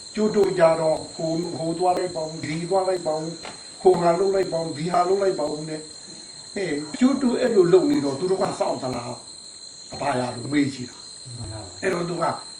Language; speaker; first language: Burmese; native; Burmese